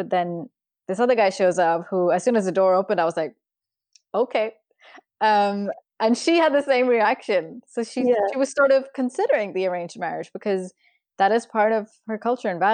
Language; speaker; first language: English; non-native, local second language; Urdu